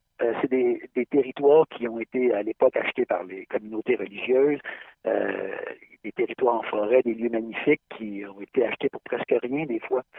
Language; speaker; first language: French; native; French